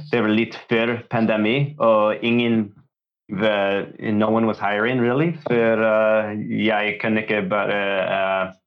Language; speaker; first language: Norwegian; non-native, learner; English